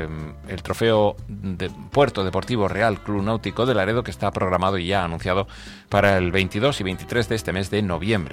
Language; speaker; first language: Spanish; native; Spanish